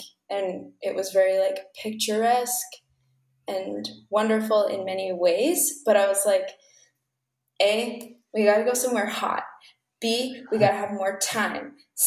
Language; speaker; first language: English; native; English